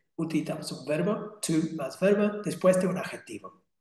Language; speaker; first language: Spanish; non-native, fluent; English